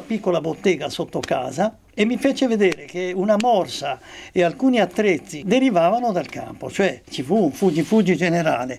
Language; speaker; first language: Italian; native; Italian